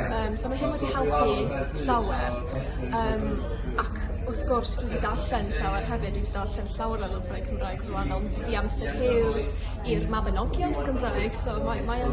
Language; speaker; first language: Welsh; non-native, local second language; English